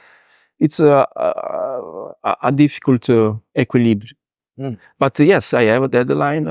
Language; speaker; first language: English; non-native, learner; Italian